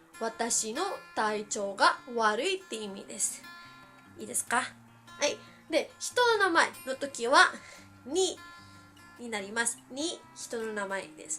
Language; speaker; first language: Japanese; early bilingual, heritage; Filipino